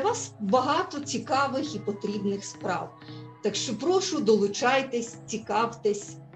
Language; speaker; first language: Ukrainian; native; Ukrainian